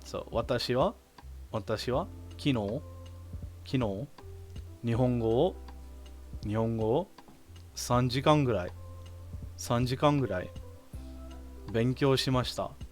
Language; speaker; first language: Japanese; non-native, learner; English